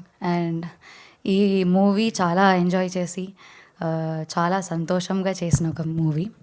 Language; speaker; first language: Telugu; non-native, learner; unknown